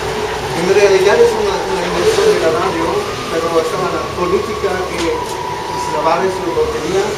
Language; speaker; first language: Spanish; non-native, fluent; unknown